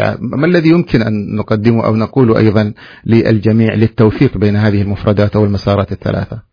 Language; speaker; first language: Arabic; native; Arabic